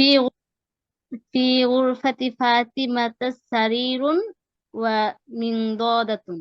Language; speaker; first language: Arabic; non-native, learner; Bangla